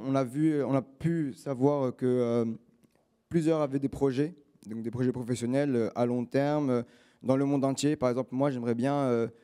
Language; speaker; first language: French; non-native, local second language; Arabic